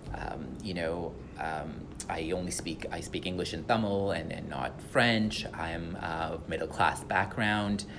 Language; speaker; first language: English; non-native, local second language; Tamil